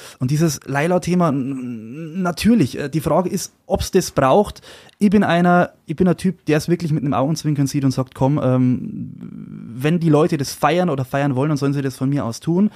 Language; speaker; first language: German; native; German